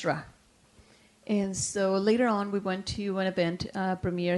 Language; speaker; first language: English; non-native, fluent; Spanish